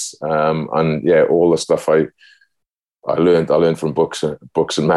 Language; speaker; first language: English; native; English